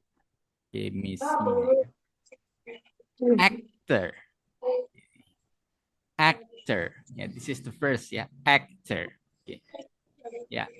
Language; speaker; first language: English; non-native, fluent; Indonesian